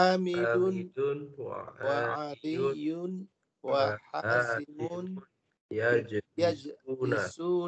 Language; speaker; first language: Arabic; non-native, learner; Indonesian